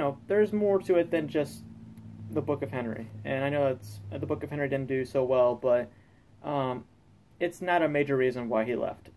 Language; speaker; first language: English; native; English